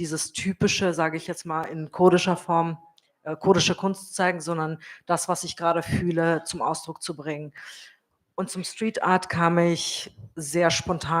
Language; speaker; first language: German; early bilingual, other home language; Kurdish